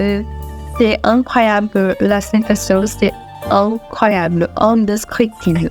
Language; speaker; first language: French; non-native, learner; Portuguese